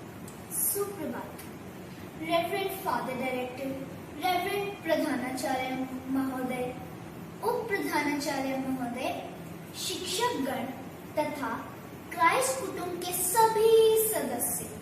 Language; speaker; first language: Hindi; native; Hindi